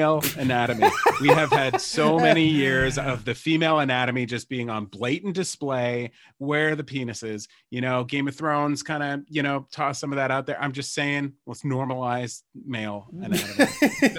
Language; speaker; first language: English; native; English